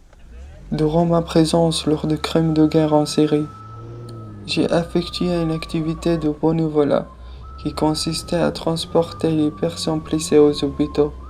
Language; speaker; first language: French; non-native, fluent; Arabic